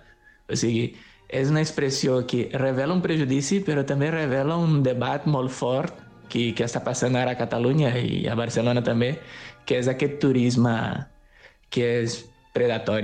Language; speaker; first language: Catalan; non-native, fluent; Portuguese